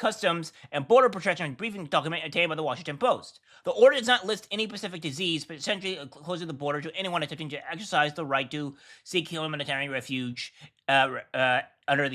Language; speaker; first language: English; native; English